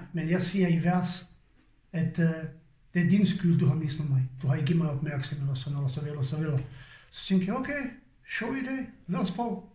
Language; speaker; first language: Danish; non-native, fluent; Serbian